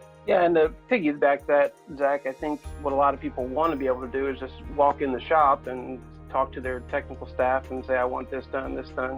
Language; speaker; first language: English; native; English